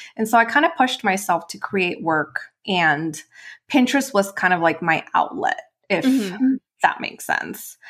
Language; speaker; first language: English; non-native, fluent; Spanish